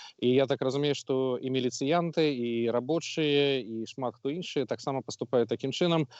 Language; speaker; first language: Belarusian; non-native, local second language; Russian